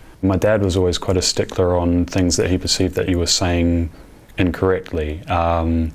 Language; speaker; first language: English; native; English